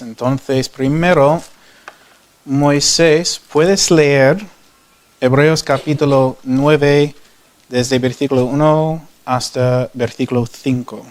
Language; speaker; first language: Spanish; non-native, learner; English